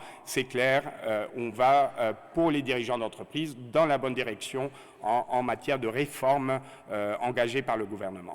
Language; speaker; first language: French; native; French